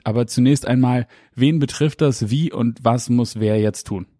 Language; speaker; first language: German; native; German